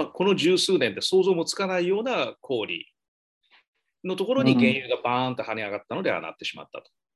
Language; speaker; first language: Japanese; native; Japanese